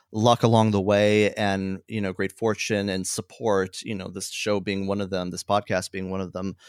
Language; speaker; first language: English; native; English